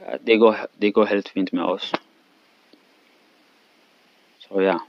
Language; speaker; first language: Swedish; non-native, learner; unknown